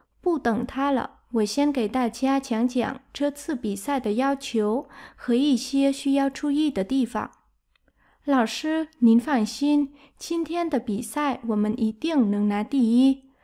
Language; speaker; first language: Chinese; non-native, fluent; Vietnamese